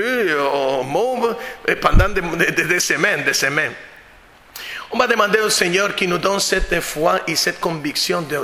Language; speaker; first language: French; non-native, fluent; Spanish